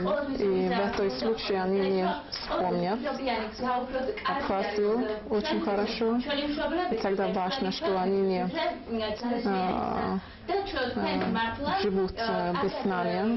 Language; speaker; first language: Russian; non-native, learner; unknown